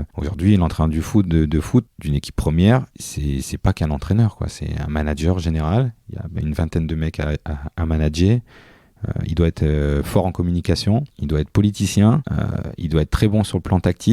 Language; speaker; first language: French; native; French